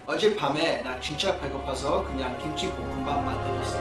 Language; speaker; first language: Korean; non-native, learner; English